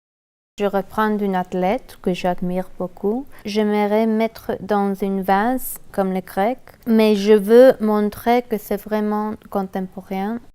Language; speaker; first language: French; non-native, learner; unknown